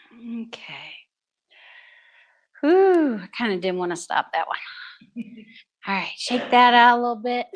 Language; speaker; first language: English; native; English